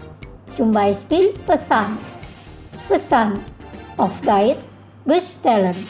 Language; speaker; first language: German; non-native, fluent; Indonesian